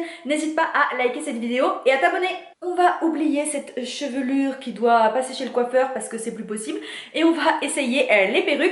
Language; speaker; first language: French; native; French